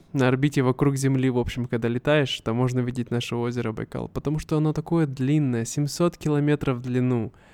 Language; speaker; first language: Russian; native; Russian